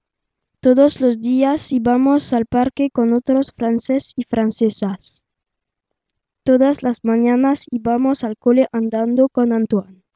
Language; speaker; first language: Spanish; non-native, learner; French